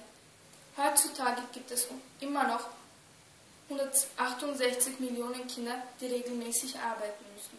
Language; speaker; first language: German; early bilingual, other home language; Turkish